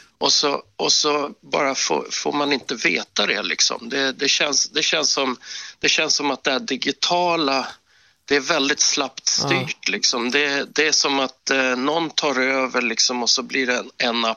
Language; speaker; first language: Swedish; native; Swedish